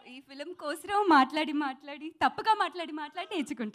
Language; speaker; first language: Telugu; non-native, learner; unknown